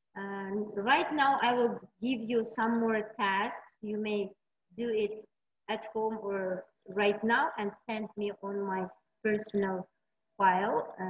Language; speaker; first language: English; non-native, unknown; Uzbek